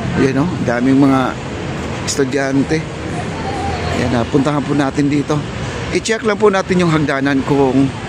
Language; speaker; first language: Filipino; native; Filipino